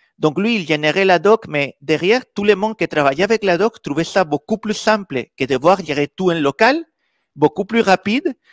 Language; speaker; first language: French; non-native, fluent; Spanish